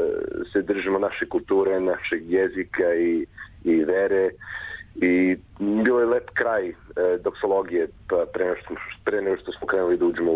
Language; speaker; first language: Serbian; early bilingual, heritage; Croatian